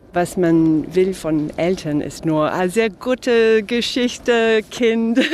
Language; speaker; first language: German; non-native, fluent; English